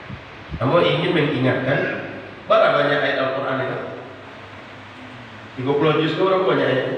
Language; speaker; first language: Indonesian; non-native, local second language; Malay